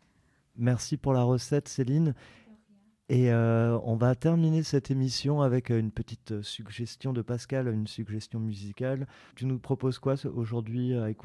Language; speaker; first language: French; native; French